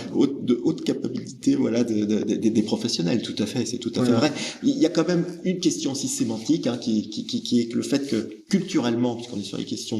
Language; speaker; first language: French; native; French